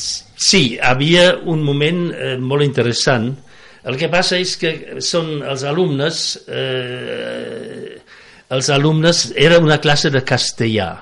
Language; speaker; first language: Catalan; non-native, fluent; French